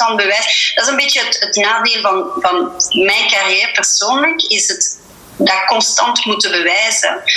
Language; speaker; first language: Dutch; non-native, fluent; French